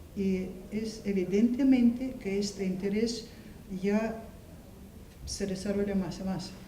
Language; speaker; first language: Spanish; non-native, fluent; Russian